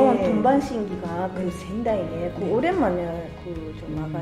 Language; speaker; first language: Korean; non-native, fluent; Japanese